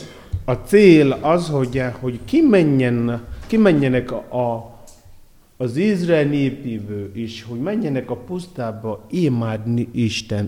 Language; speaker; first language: Hungarian; non-native, learner; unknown